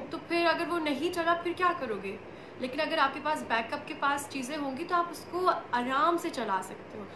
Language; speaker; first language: Urdu; native; Urdu